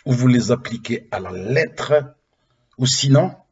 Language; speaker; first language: French; non-native, local second language; Arabic